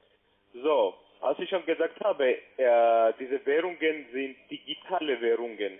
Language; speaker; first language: German; non-native, learner; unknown